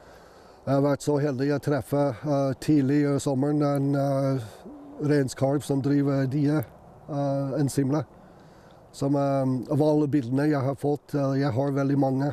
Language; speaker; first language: Norwegian; non-native, fluent; English